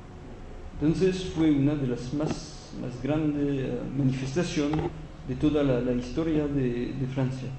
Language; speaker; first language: Spanish; non-native, fluent; French